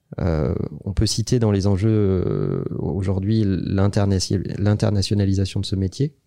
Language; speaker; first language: French; native; French